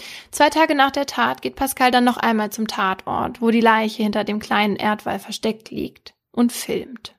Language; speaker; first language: German; native; German